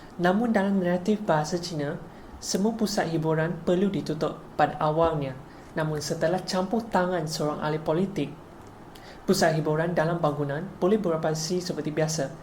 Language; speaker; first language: Malay; non-native, local second language; Chinese